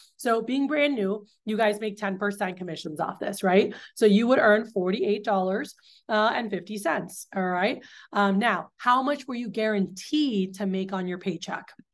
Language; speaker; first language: English; early bilingual, other home language; Spanish